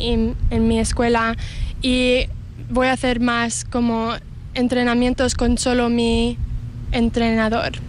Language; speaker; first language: Spanish; early bilingual, heritage; Spanish